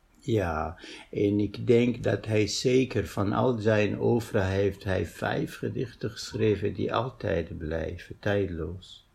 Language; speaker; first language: Dutch; non-native, fluent; Arabic